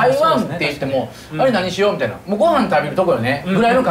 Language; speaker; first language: Japanese; native; Japanese